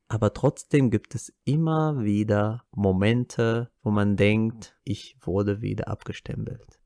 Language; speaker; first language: German; non-native, fluent; Arabic